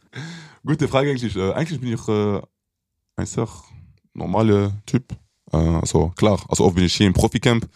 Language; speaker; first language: German; non-native, local second language; French